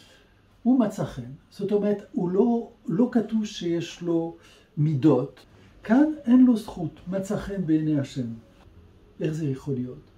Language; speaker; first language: Hebrew; non-native, fluent; French